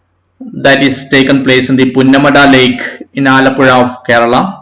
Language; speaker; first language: English; non-native, local second language; Malayalam